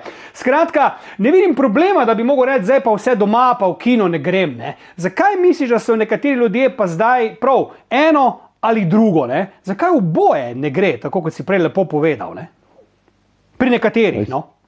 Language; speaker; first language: Slovenian; native; Slovenian